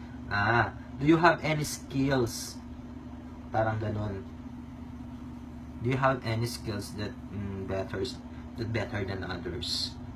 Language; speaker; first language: English; non-native, local second language; Filipino